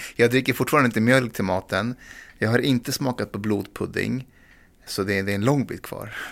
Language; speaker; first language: Swedish; early bilingual, other home language; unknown